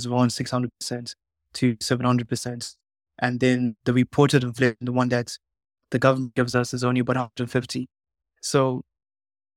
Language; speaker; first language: English; non-native, local second language; Shona